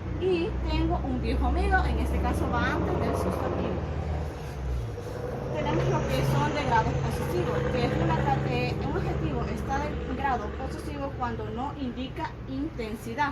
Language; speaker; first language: Spanish; native; Spanish